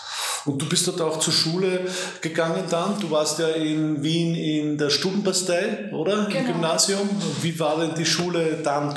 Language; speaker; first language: German; native; German